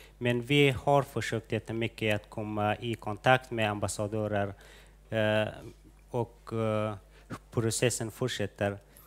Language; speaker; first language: Swedish; non-native, fluent; Hazaragi